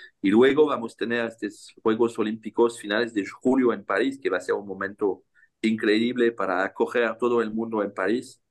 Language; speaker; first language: Spanish; non-native, fluent; French